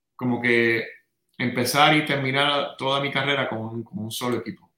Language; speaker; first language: Spanish; native; Spanish